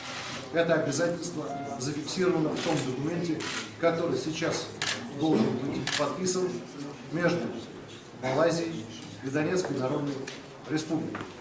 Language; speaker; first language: Russian; native; Russian